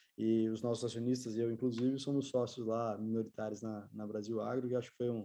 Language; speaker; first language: Portuguese; native; Portuguese